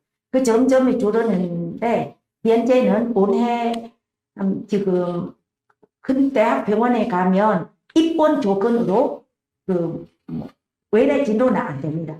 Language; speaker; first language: Korean; non-native, learner; Vietnamese